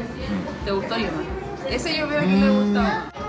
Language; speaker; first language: Spanish; native; Spanish